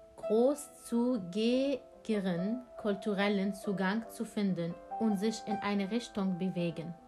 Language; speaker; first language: German; non-native, fluent; Arabic